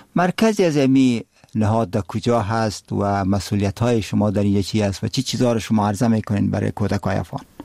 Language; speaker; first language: Persian; native; Persian